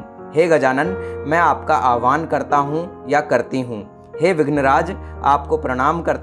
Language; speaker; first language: Hindi; native; Hindi